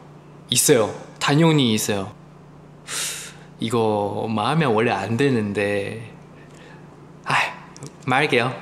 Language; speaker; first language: Korean; non-native, fluent; Chinese